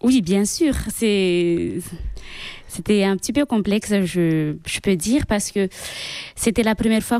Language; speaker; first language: French; non-native, local second language; Malagasy